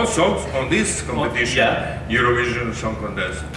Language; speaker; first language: English; non-native, learner; Serbian